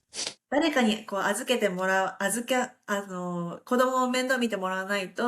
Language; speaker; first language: Japanese; native; Japanese